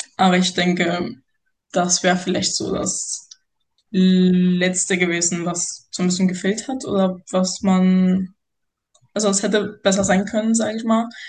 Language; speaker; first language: German; non-native, fluent; Spanish